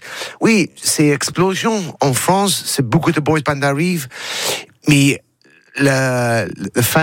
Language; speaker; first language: French; non-native, learner; English